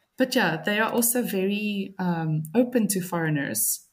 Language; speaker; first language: English; native; English